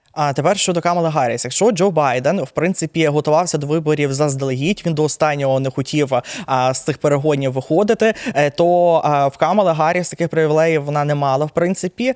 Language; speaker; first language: Ukrainian; native; Ukrainian